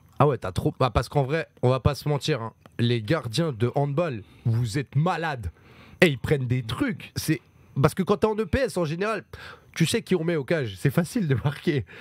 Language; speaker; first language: French; native; French